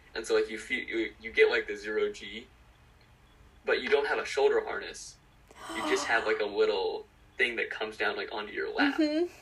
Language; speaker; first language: English; native; English